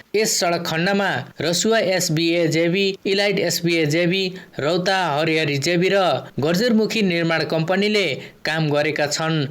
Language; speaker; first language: Nepali; native; Nepali